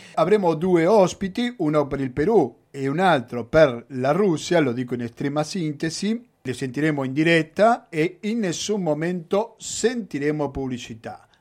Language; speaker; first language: Italian; non-native, fluent; Spanish